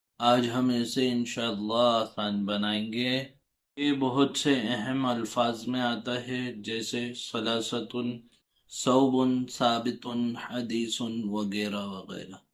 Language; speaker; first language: Urdu; native; Urdu